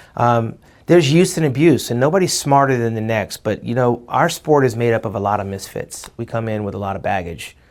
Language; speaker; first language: English; native; English